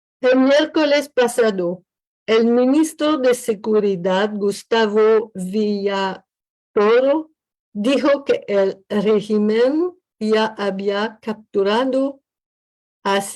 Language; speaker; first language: Spanish; non-native, learner; French